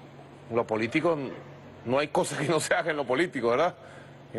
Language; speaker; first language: Spanish; native; Spanish